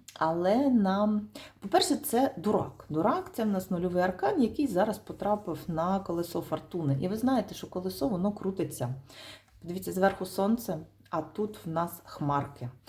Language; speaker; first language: Ukrainian; non-native, local second language; Russian